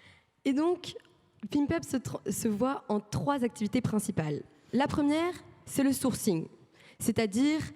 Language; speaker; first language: French; native; French